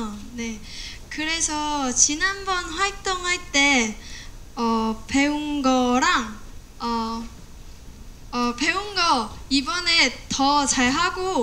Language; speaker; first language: Korean; non-native, learner; Cantonese